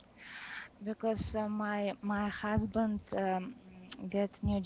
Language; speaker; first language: English; non-native, learner; Russian